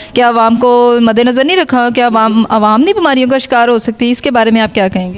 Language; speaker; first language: Urdu; non-native, local second language; Pashto